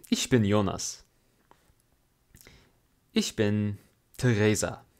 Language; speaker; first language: German; non-native, fluent; English